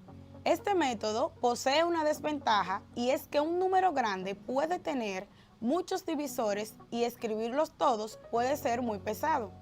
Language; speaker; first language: Spanish; native; Spanish